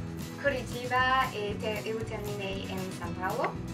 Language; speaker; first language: Portuguese; non-native, learner; French